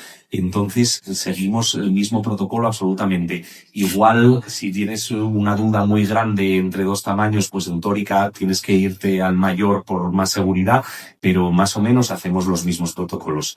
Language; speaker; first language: Spanish; native; Spanish